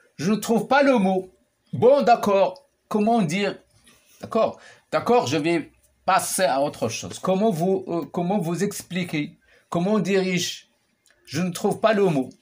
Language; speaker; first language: French; non-native, local second language; Arabic